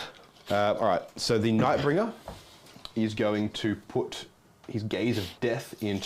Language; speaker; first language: English; native; English